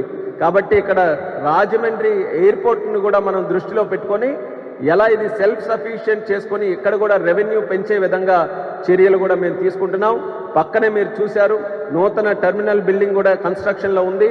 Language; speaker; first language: Telugu; native; Telugu